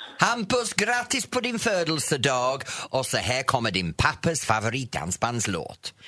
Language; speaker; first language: Swedish; non-native, fluent; English